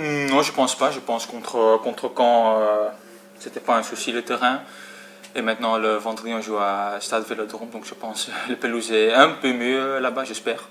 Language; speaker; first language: French; non-native, fluent; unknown